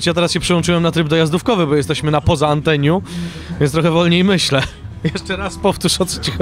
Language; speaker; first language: Polish; native; Polish